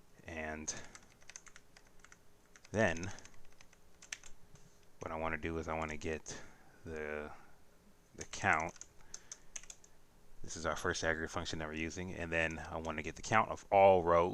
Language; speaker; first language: English; native; English